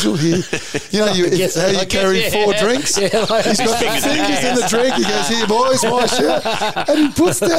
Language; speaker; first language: English; native; English